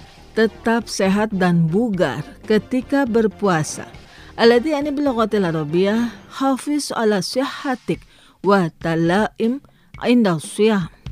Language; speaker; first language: Arabic; non-native, fluent; Indonesian